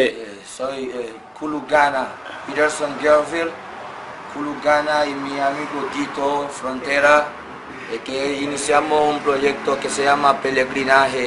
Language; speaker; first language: Spanish; non-native, fluent; Haitian Creole